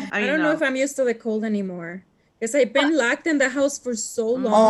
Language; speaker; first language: English; non-native, fluent; Spanish